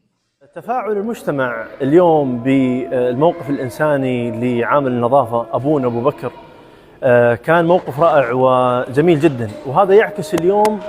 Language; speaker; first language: Arabic; native; Arabic